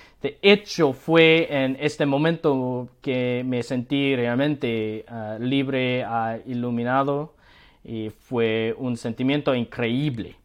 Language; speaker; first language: Spanish; non-native, learner; Korean